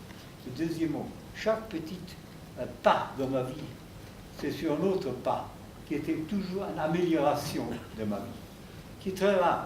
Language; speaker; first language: French; non-native, fluent; German